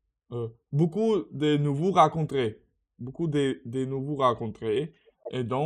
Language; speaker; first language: French; non-native, learner; Russian